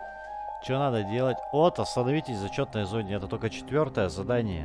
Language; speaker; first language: Russian; native; Russian